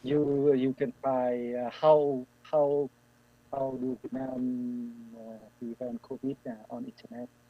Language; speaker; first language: English; non-native, learner; Vietnamese